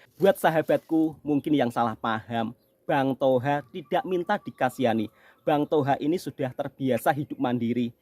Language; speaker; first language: Indonesian; native; Indonesian